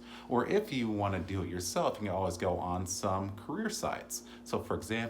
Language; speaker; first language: English; native; English